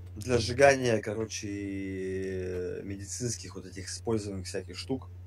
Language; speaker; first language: Russian; native; Russian